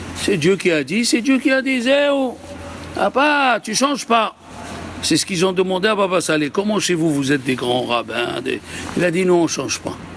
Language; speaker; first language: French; native; French